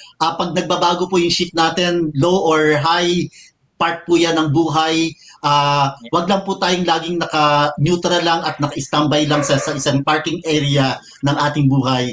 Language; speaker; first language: Filipino; native; Filipino